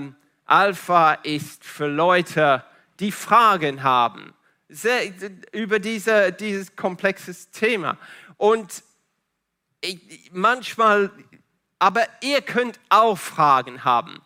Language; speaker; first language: German; non-native, fluent; Italian